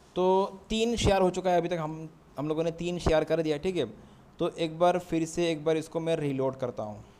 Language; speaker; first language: Hindi; non-native, local second language; Assamese